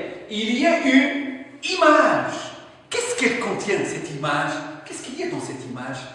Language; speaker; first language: French; non-native, local second language; Arabic